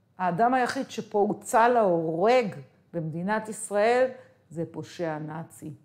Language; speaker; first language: Hebrew; native; Hebrew